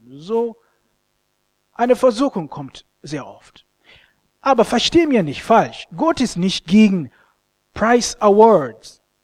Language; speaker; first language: German; non-native, fluent; Ganda